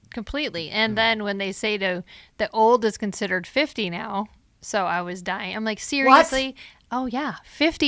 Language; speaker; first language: English; native; English